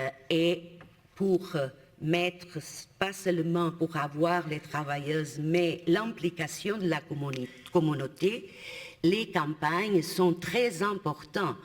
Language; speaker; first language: French; non-native, fluent; Portuguese